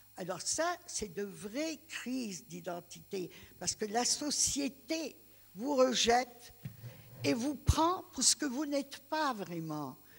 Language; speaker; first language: French; non-native, local second language; Greek